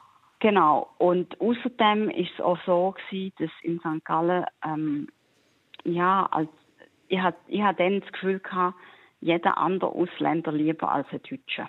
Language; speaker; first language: German; native; German